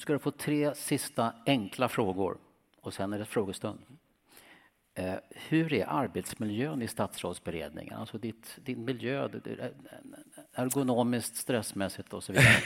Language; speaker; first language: Swedish; native; Swedish